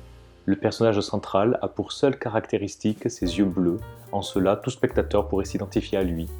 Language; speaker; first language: French; native; French